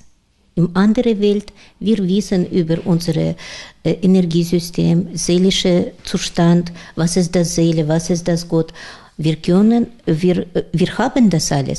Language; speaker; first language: German; non-native, learner; Russian